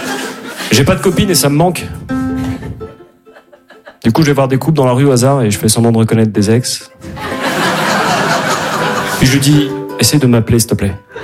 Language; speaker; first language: French; native; French